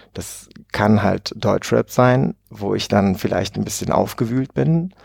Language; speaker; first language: German; native; German